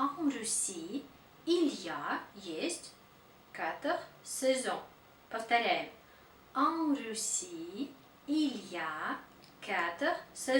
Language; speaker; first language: French; non-native, fluent; Russian